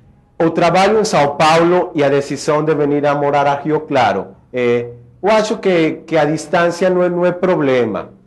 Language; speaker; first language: Portuguese; non-native, fluent; Spanish